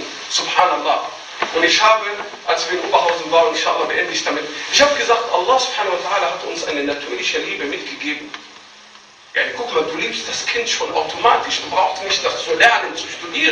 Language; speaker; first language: German; non-native, fluent; Arabic